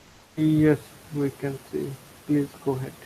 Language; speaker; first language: English; non-native, fluent; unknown